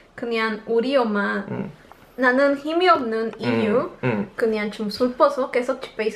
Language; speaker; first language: Korean; non-native, learner; Spanish